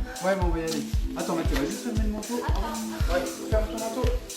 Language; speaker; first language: French; native; French